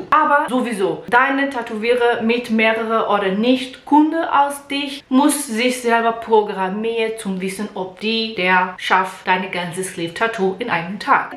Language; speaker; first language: German; non-native, learner; Portuguese